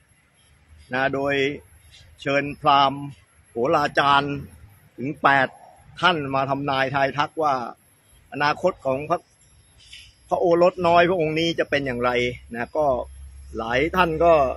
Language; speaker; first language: Thai; native; Thai